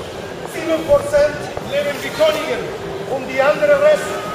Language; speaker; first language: German; non-native, learner; Spanish